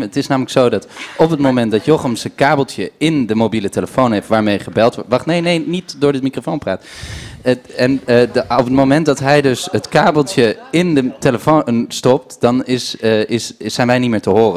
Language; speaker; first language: Dutch; native; Dutch